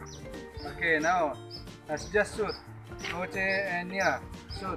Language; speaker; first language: English; non-native, learner; Indonesian